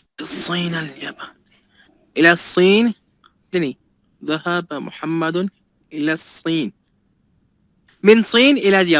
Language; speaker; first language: Arabic; non-native, learner; Urdu